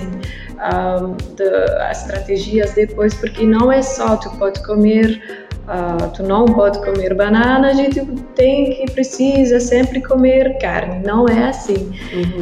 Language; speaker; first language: Portuguese; non-native, learner; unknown